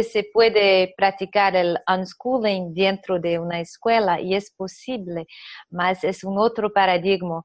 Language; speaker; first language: Spanish; non-native, fluent; Portuguese